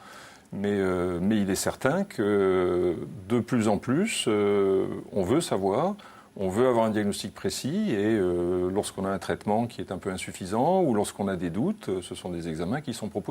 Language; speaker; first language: French; native; French